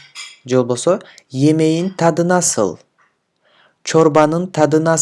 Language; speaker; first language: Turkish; non-native, fluent; Kyrgyz